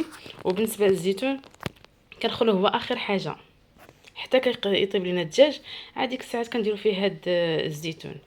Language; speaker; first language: Arabic; native; Arabic